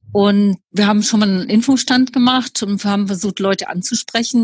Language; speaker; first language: German; non-native, fluent; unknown